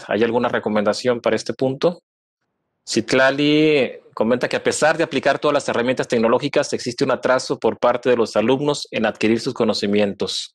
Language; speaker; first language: Spanish; native; Spanish